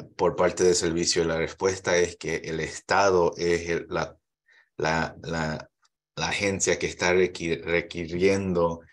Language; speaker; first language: Spanish; early bilingual, heritage; Spanish